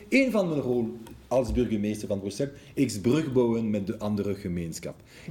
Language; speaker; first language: Dutch; non-native, local second language; French